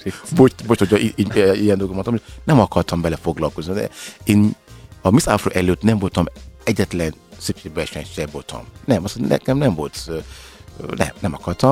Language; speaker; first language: Hungarian; non-native, learner; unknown